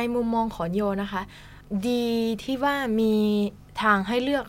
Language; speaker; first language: Thai; non-native, fluent; Japanese